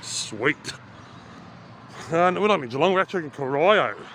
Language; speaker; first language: English; native; English